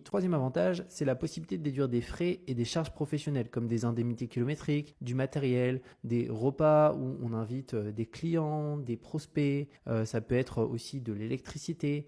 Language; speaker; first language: French; native; French